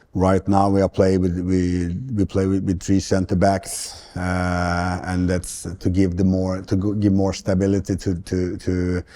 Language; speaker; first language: English; non-native, fluent; Swedish